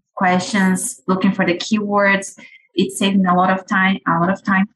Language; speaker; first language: English; non-native, fluent; Portuguese